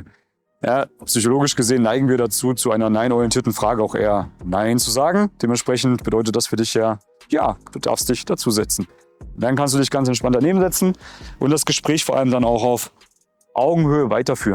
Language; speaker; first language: German; native; German